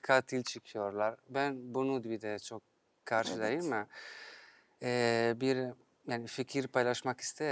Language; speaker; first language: Turkish; non-native, fluent; Italian